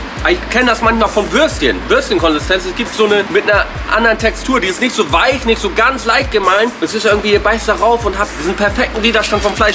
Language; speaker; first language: German; native; German